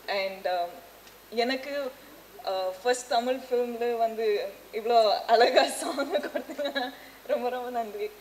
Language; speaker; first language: Tamil; non-native, learner; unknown